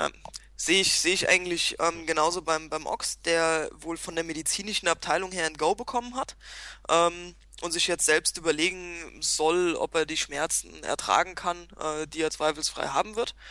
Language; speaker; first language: German; native; German